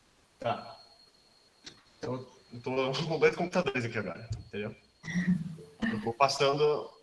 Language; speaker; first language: Portuguese; native; Portuguese